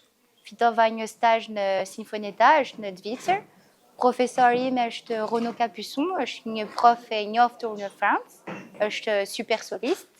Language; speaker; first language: Albanian; early bilingual, heritage; Albanian